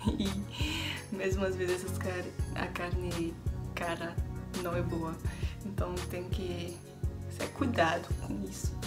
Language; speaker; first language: Portuguese; non-native, learner; French